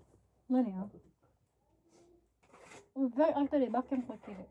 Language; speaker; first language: Japanese; non-native, fluent; Filipino